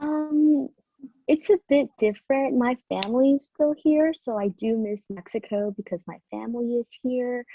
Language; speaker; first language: English; early bilingual, other home language; Spanish